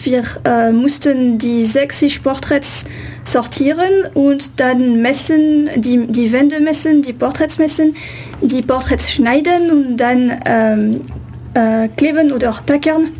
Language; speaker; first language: German; non-native, fluent; French